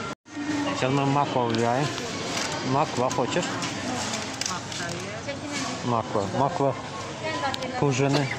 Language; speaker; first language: Russian; non-native, learner; Azerbaijani